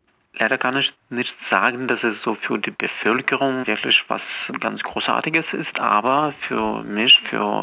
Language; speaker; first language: German; non-native, fluent; Belarusian